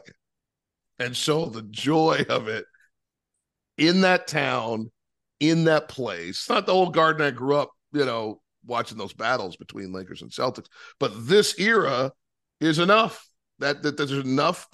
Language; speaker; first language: English; native; English